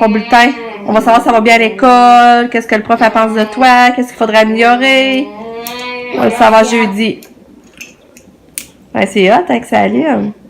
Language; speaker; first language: French; native; French